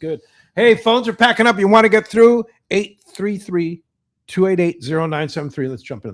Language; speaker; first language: English; native; English